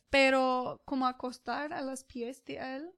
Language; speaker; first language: Spanish; non-native, learner; English